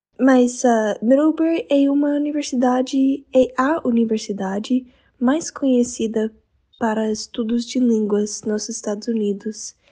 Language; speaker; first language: Portuguese; non-native, fluent; English